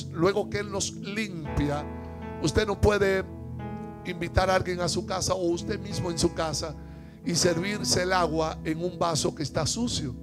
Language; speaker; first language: Spanish; native; Spanish